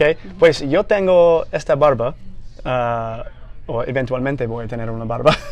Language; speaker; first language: Spanish; non-native, fluent; English